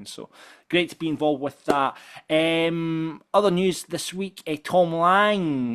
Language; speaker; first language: English; native; English